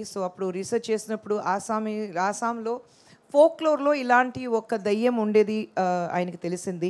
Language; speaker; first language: Telugu; non-native, local second language; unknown